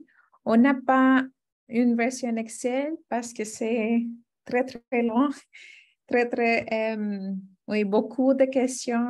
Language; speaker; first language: French; non-native, fluent; Spanish